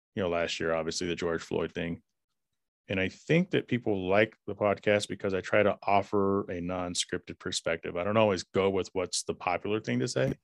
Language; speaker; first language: English; native; English